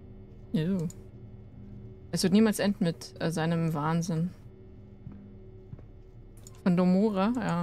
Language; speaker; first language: German; native; German